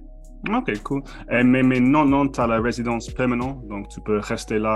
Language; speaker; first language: French; non-native, fluent; English